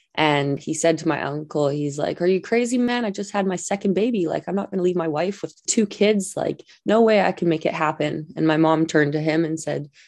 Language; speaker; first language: English; native; English